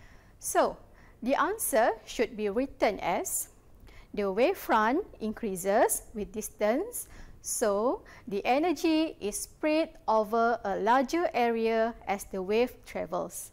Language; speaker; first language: English; non-native, local second language; Malay